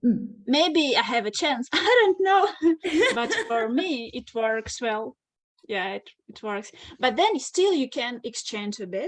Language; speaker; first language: English; non-native, fluent; Russian